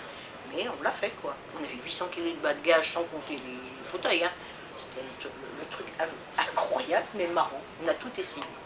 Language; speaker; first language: French; native; French